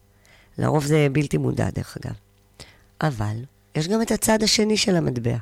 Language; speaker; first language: Hebrew; native; Hebrew